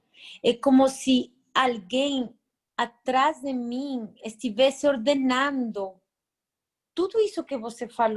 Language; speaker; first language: Portuguese; non-native, fluent; Spanish